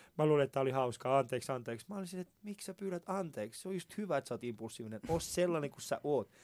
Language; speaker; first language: Finnish; early bilingual, other home language; Persian